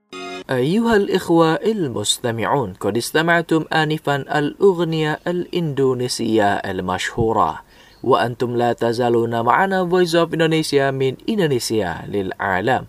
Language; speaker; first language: Arabic; non-native, fluent; Indonesian